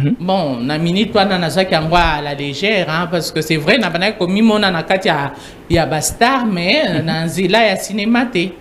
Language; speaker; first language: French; non-native, local second language; Lingala